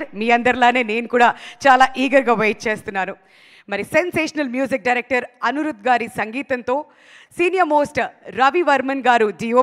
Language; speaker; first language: Telugu; native; Telugu